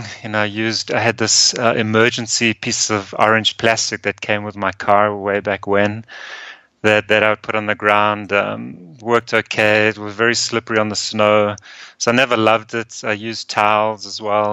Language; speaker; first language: English; early bilingual, other home language; German